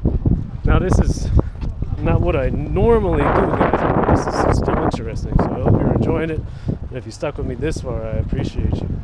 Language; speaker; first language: English; native; English